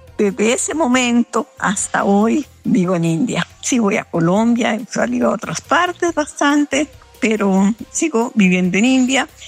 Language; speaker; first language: Spanish; native; Spanish